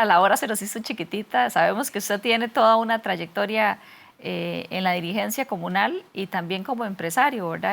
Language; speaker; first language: Spanish; native; Spanish